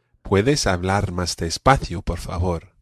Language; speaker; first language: Spanish; non-native, fluent; English